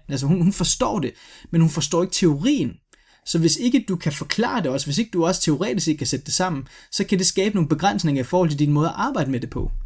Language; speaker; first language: Danish; native; Danish